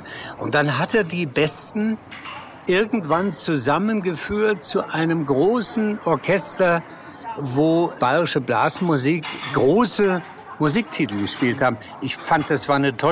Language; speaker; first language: German; native; German